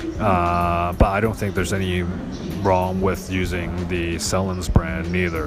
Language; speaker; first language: English; non-native, local second language; Cantonese